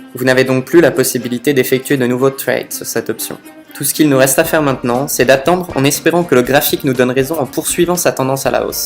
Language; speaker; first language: French; native; French